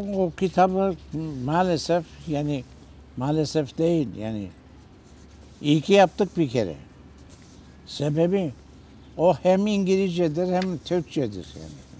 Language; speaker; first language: Turkish; native; Turkish